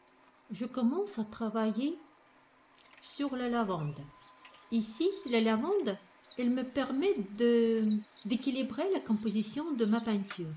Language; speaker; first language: French; non-native, fluent; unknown